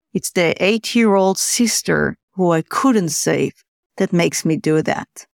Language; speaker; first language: English; non-native, fluent; Hebrew